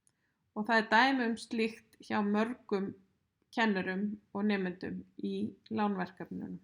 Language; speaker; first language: Icelandic; native; Icelandic